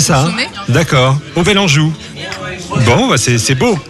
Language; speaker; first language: French; native; French